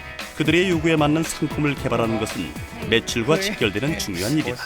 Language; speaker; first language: Korean; native; Korean